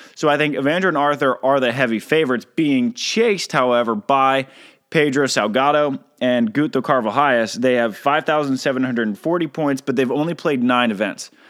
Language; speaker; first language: English; native; English